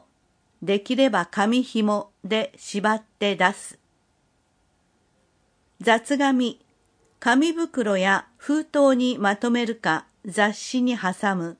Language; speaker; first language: Japanese; native; Japanese